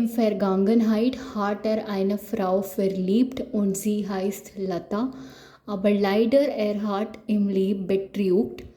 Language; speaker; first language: German; non-native, learner; Hindi